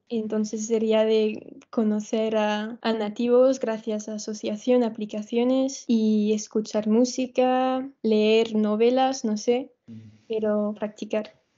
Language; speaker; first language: Spanish; non-native, fluent; French